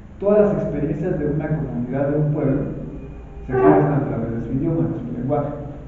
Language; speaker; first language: Spanish; native; Spanish